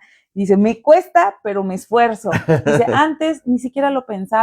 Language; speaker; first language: Spanish; native; Spanish